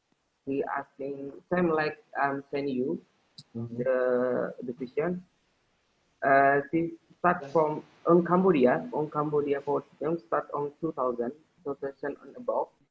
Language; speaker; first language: English; non-native, learner; Indonesian